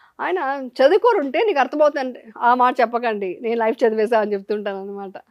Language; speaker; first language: Telugu; native; Telugu